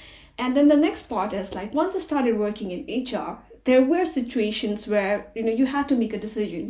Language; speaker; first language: English; non-native, local second language; Nepali